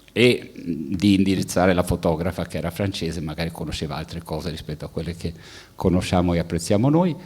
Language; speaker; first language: Italian; native; Italian